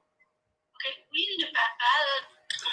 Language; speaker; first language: French; non-native, learner; English